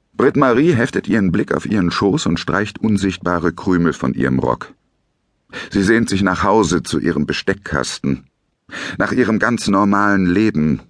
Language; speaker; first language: German; native; German